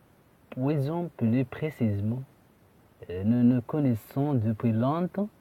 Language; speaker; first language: French; non-native, fluent; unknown